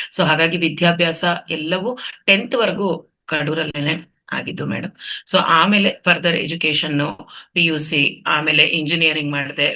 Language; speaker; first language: Kannada; non-native, local second language; Telugu